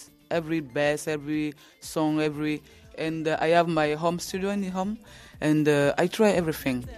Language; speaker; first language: English; non-native, learner; French